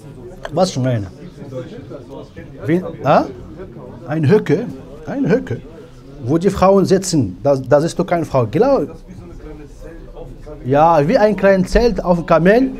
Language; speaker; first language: German; non-native, fluent; Arabic